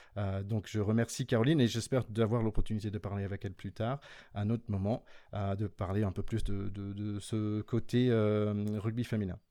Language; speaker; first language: French; non-native, fluent; English